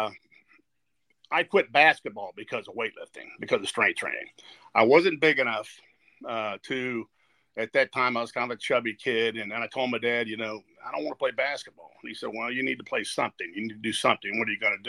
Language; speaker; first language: English; native; English